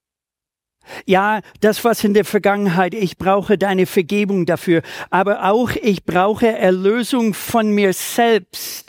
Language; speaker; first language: German; native; German